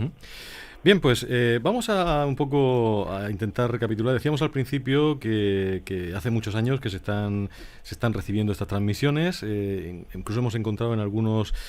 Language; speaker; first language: Spanish; native; Spanish